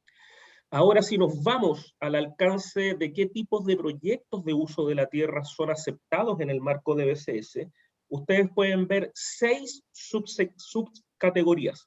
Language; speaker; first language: Spanish; native; Spanish